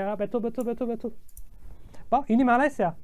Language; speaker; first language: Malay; non-native, learner; Turkish